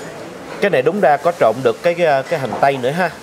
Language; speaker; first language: Vietnamese; native; Vietnamese